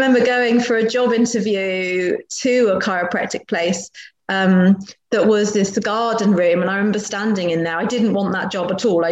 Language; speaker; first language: English; native; English